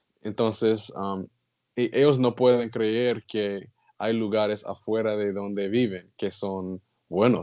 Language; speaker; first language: Spanish; non-native, learner; English